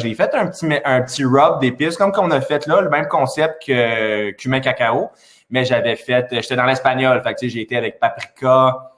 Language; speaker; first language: French; native; French